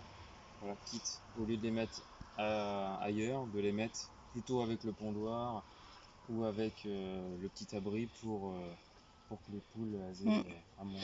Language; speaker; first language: French; native; French